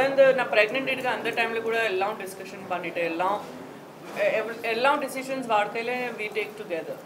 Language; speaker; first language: Tamil; non-native, local second language; Gujarati